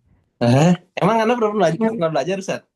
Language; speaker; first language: Indonesian; native; Indonesian